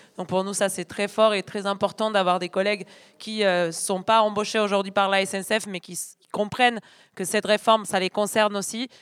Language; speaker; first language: French; non-native, fluent; Spanish